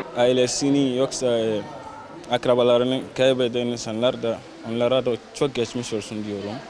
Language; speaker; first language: Turkish; non-native, fluent; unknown